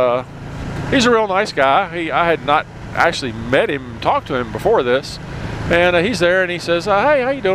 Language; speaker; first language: English; native; English